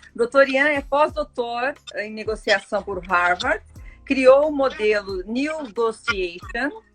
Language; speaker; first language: Portuguese; native; Portuguese